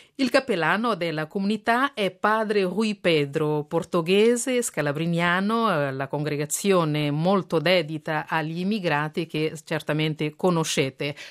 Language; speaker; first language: Italian; non-native, fluent; Kabuverdianu